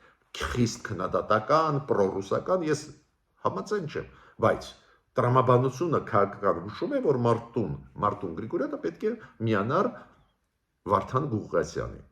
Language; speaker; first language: Armenian; native; Armenian